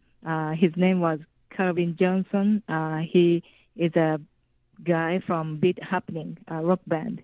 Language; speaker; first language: English; non-native, fluent; Japanese